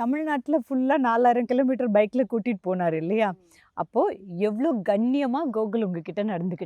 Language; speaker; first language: Tamil; native; Tamil